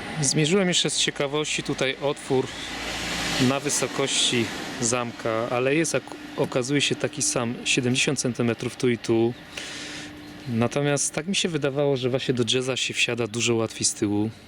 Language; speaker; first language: Polish; native; Polish